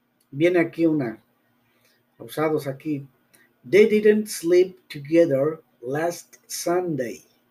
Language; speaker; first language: English; non-native, learner; Spanish